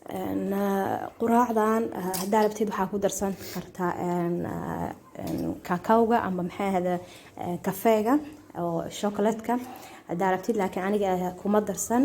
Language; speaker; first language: Somali; early bilingual, heritage; Somali